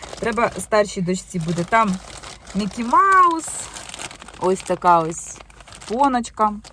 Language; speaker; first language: Ukrainian; non-native, local second language; Russian